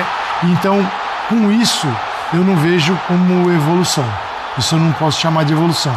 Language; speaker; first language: Portuguese; native; Portuguese